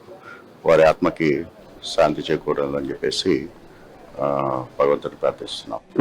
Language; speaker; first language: Telugu; native; Telugu